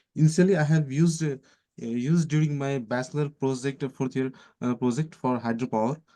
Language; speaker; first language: English; non-native, local second language; Nepali